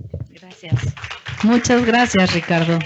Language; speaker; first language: Spanish; native; Spanish